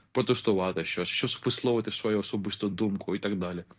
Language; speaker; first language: Ukrainian; non-native, fluent; Georgian